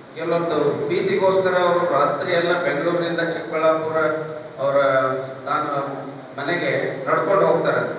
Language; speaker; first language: Kannada; native; Kannada